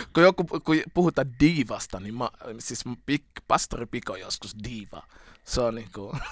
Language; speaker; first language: Finnish; early bilingual, other home language; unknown